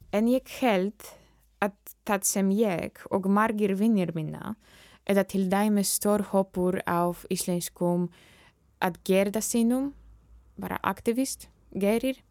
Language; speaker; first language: Icelandic; non-native, fluent; Polish